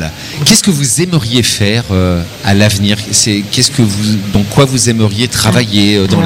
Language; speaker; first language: French; native; French